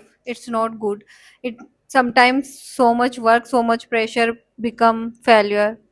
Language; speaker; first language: English; non-native, learner; Hindi